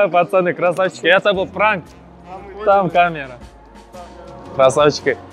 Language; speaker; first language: Russian; non-native, local second language; Kazakh